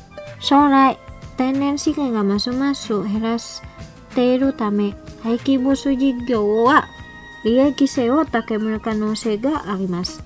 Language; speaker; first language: Japanese; non-native, fluent; Indonesian